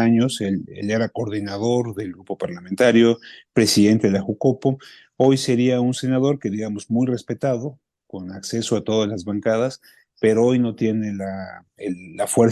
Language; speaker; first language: Spanish; native; Spanish